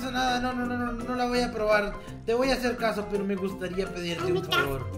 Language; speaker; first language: Spanish; native; Spanish